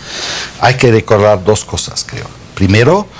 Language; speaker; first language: Spanish; non-native, fluent; German